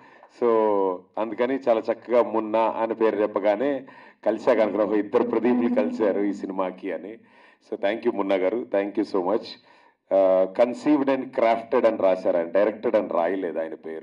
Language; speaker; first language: Telugu; native; Telugu